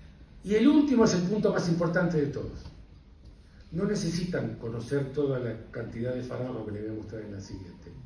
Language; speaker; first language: Spanish; native; Spanish